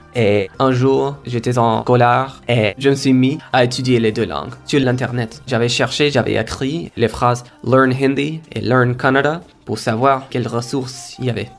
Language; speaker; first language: French; non-native, fluent; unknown